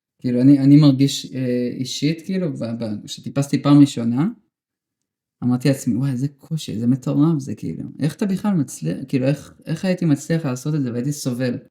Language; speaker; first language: Hebrew; early bilingual, other home language; Russian